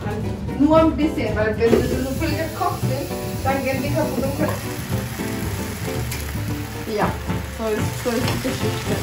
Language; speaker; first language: German; non-native, learner; Spanish